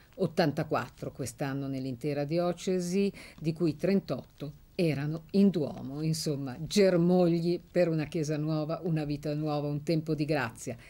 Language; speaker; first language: Italian; native; Italian